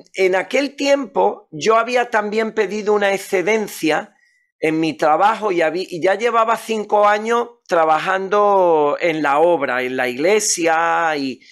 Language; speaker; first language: Spanish; native; Spanish